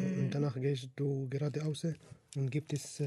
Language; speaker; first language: German; non-native, learner; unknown